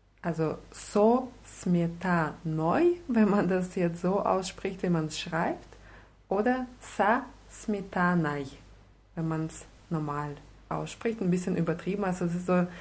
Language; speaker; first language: German; non-native, fluent; Russian